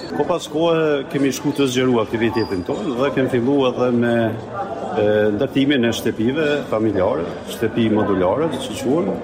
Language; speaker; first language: Albanian; native; Albanian